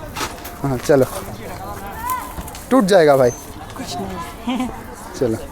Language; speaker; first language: Hindi; non-native, local second language; Bangla